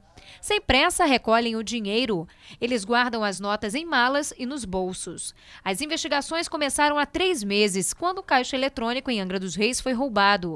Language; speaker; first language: Portuguese; native; Portuguese